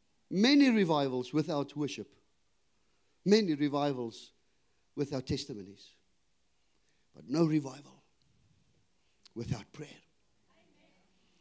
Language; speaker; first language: English; non-native, local second language; Afrikaans